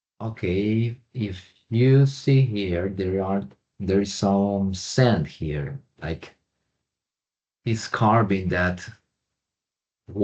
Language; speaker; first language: English; non-native, fluent; Spanish